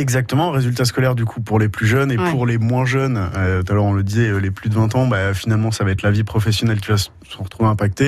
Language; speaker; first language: French; native; French